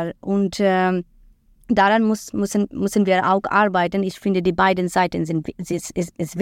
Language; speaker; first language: German; non-native, fluent; Bangla